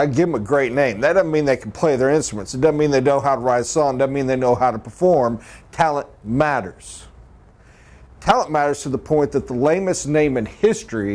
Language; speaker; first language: English; native; English